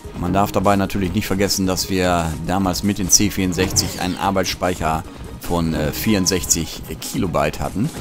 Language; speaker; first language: German; native; German